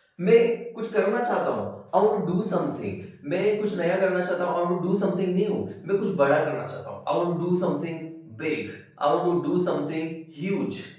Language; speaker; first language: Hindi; native; Hindi